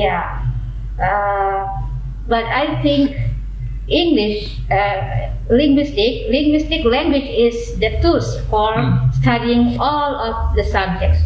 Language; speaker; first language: English; non-native, fluent; Indonesian